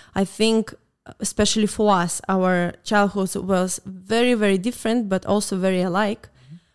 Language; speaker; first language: English; non-native, fluent; Russian